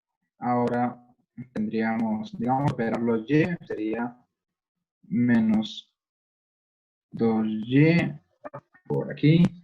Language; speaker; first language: Spanish; native; Spanish